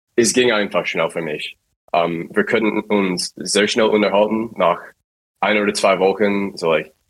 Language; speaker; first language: German; non-native, fluent; English